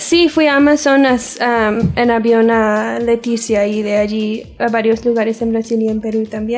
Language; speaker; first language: Spanish; non-native, fluent; English